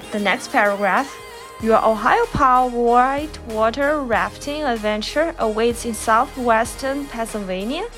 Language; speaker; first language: English; non-native, fluent; Chinese